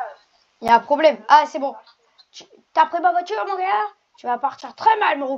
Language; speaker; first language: French; native; French